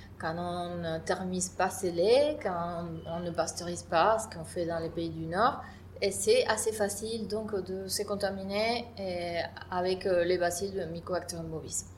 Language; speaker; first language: French; non-native, fluent; Spanish